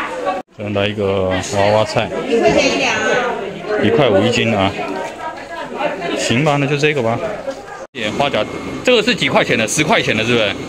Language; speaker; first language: Chinese; native; Chinese